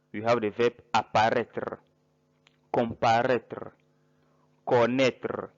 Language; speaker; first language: French; non-native, fluent; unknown